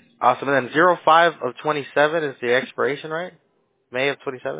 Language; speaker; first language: English; early bilingual, other home language; Spanish